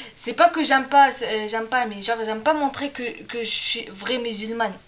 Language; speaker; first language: French; non-native, local second language; Arabic